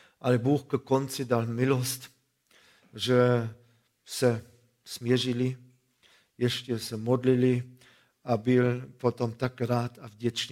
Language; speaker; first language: Czech; non-native, fluent; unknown